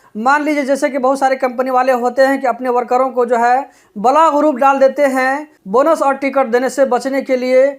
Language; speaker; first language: Hindi; native; Hindi